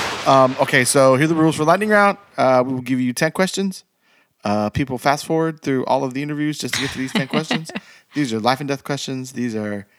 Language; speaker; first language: English; early bilingual, other home language; Spanish